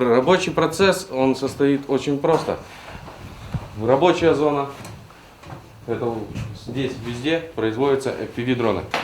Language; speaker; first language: Russian; native; Russian